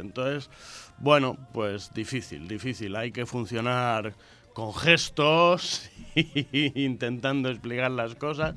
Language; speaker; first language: Spanish; native; Spanish